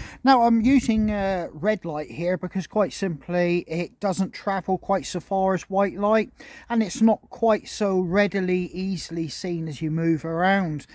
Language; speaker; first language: English; native; English